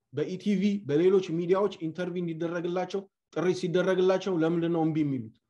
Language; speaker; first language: Amharic; non-native, local second language; Tigrinya